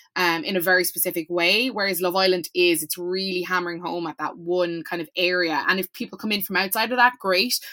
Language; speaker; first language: English; native; English